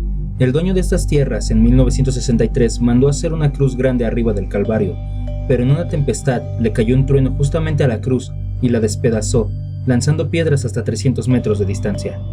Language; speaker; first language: Spanish; native; Spanish